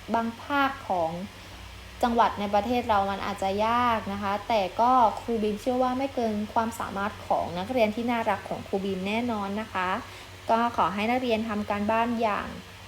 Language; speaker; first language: Thai; native; Thai